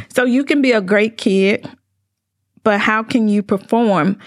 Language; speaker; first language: English; native; English